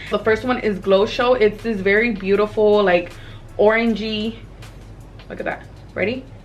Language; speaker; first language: English; early bilingual, other home language; Spanish